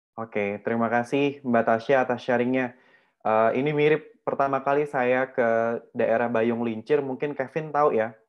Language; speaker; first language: Indonesian; native; Indonesian